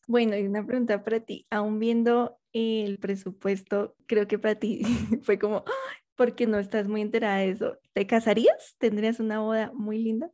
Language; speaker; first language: Spanish; native; Spanish